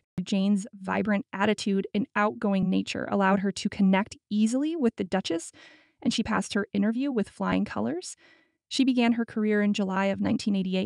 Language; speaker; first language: English; native; English